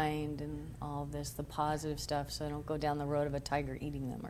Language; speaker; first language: English; native; English